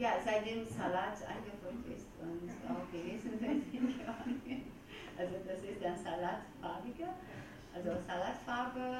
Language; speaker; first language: German; non-native, fluent; Georgian